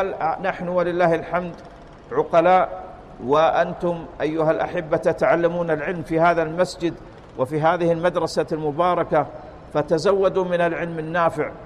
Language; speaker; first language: Arabic; native; Arabic